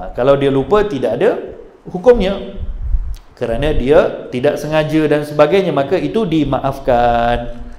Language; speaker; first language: Malay; native; Malay